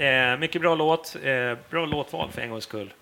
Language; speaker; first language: Swedish; native; Swedish